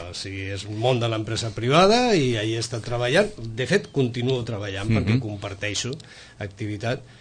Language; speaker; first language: Catalan; non-native, local second language; Spanish